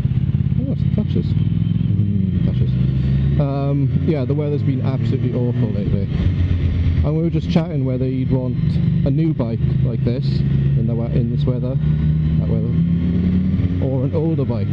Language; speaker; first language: English; native; English